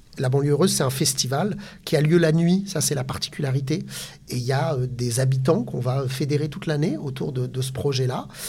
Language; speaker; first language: French; native; French